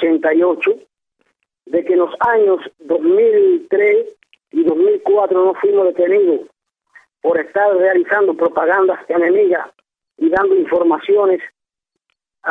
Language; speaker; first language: Spanish; native; Spanish